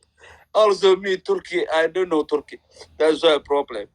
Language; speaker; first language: English; non-native, learner; Somali